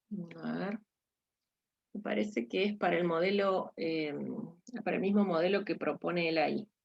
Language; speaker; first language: Spanish; native; Spanish